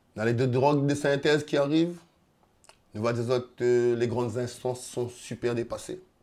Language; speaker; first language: French; non-native, local second language; Réunion Creole French